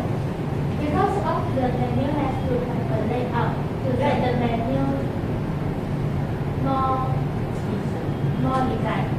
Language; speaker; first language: English; non-native, learner; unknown